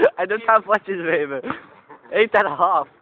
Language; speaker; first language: English; non-native, learner; Dutch